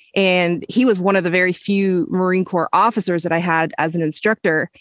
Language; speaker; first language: English; native; English